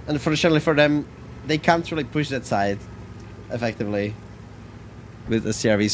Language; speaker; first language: English; non-native, fluent; Czech